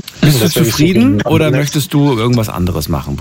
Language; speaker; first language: German; native; German